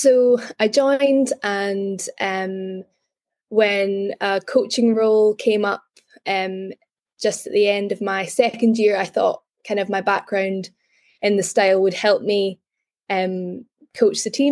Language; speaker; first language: English; native; English